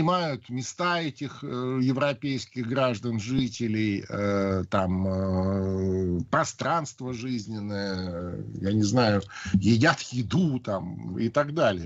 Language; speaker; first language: Russian; native; Russian